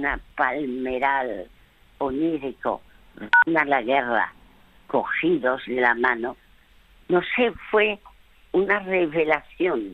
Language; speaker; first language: Spanish; early bilingual, other home language; French